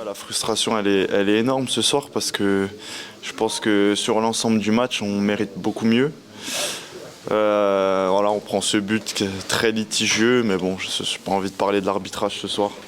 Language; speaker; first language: French; native; French